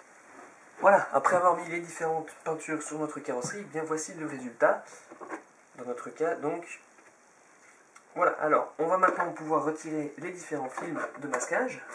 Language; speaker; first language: French; native; French